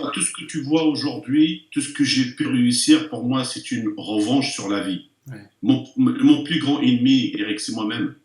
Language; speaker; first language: French; early bilingual, other home language; Arabic